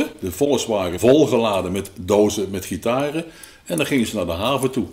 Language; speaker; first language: Dutch; native; Dutch